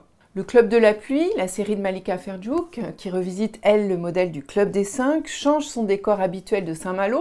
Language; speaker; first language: French; native; French